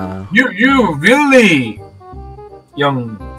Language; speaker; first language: English; non-native, learner; Korean